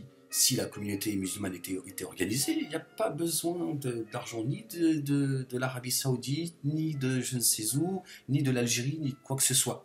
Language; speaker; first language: French; native; French